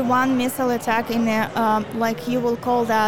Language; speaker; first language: English; non-native, fluent; Ukrainian